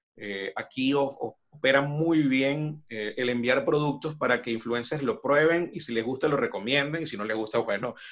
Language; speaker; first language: Spanish; native; Spanish